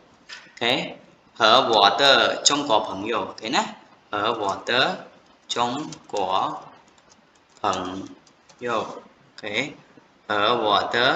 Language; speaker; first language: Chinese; non-native, fluent; Khmer